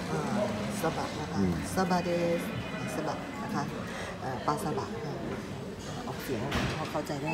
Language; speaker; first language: Japanese; non-native, learner; Thai